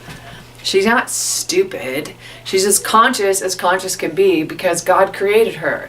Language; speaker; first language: English; native; English